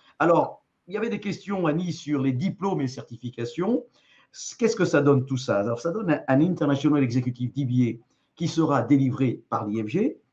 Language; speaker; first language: French; native; French